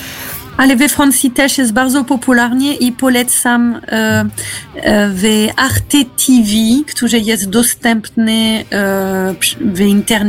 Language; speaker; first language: Polish; non-native, fluent; French